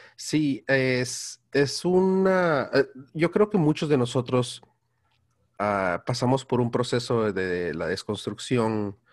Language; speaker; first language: Spanish; early bilingual, heritage; Spanish